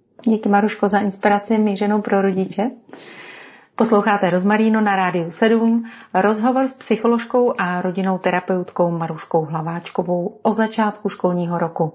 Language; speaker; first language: Czech; native; Czech